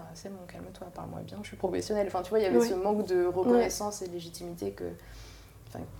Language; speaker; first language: French; native; French